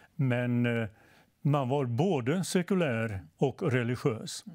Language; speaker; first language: Swedish; native; Swedish